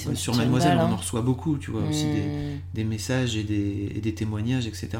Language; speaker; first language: French; native; French